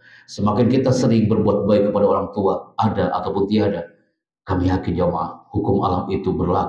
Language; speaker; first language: Indonesian; native; Indonesian